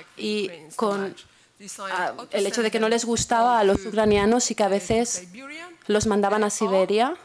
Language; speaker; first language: Spanish; non-native, fluent; Polish